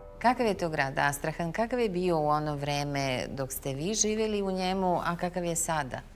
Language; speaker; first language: Serbian; native; Serbian